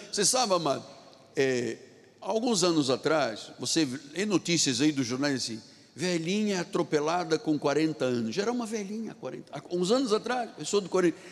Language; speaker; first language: Portuguese; native; Portuguese